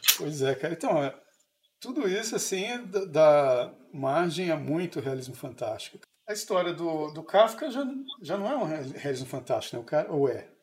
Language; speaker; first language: Portuguese; native; Portuguese